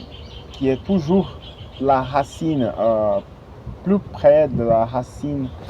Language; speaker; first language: French; non-native, fluent; Portuguese